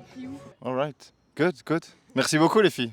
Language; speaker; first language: French; native; French